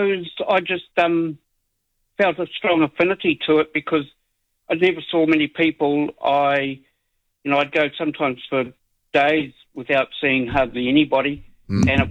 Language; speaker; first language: English; native; English